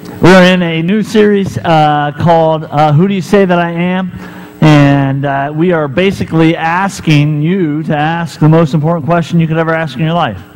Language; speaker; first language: English; native; English